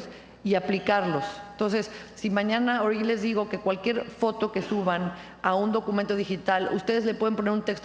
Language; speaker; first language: Spanish; native; Spanish